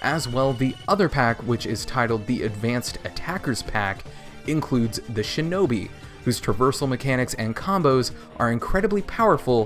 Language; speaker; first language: English; native; English